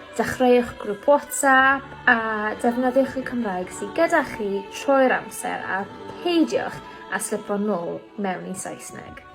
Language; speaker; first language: Welsh; non-native, local second language; English